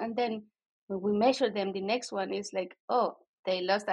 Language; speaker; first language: English; non-native, fluent; Spanish